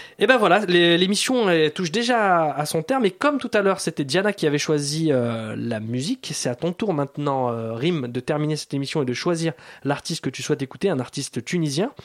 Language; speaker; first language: French; native; French